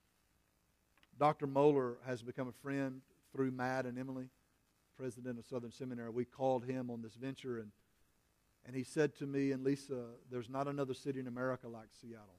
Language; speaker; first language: English; native; English